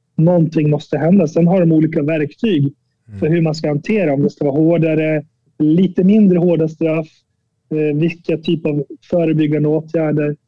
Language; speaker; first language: Swedish; early bilingual, other home language; Albanian